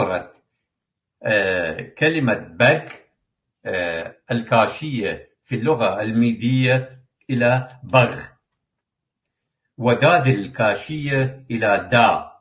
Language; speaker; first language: Arabic; non-native, local second language; Kurdish